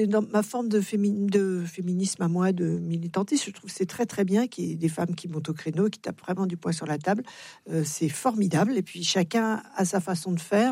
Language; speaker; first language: French; native; French